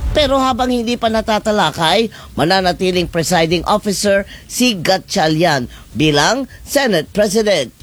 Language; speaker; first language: Filipino; native; Filipino